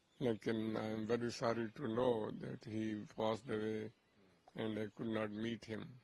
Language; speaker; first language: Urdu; non-native, local second language; Punjabi